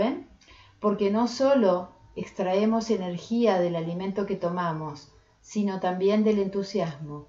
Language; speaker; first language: Spanish; native; Spanish